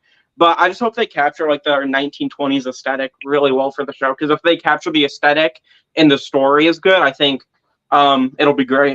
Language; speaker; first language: English; native; English